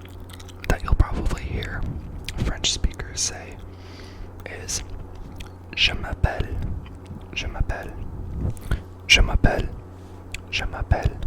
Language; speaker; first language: French; non-native, learner; English